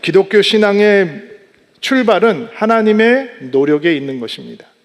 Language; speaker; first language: Korean; native; Korean